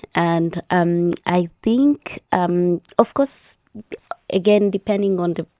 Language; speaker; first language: English; non-native, local second language; Kinyarwanda